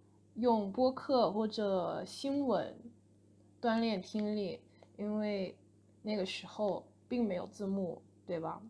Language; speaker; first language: Chinese; non-native, fluent; English